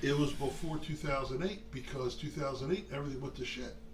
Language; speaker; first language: English; native; English